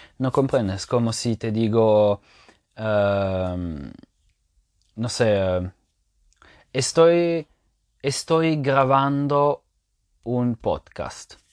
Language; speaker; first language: Spanish; non-native, fluent; French